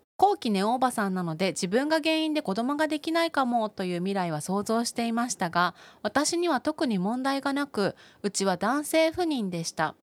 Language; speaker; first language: Japanese; native; Japanese